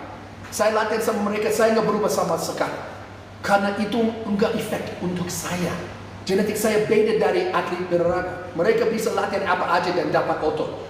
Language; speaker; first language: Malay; non-native, fluent; English